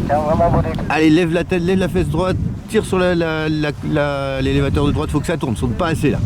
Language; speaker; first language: French; native; French